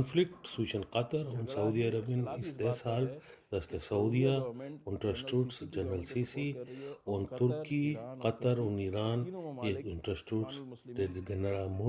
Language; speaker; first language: German; non-native, learner; Urdu